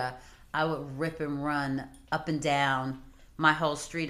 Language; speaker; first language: English; native; English